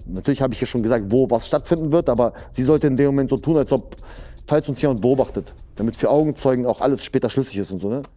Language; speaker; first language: German; early bilingual, other home language; Russian